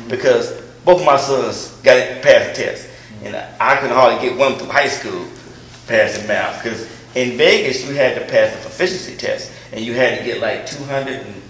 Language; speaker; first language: English; native; English